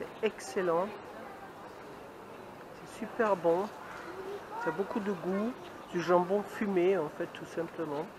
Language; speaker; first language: French; native; French